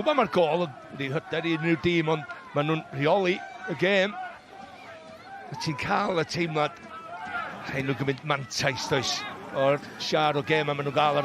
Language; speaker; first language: Welsh; native; Welsh